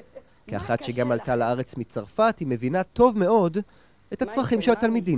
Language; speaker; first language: Hebrew; native; Hebrew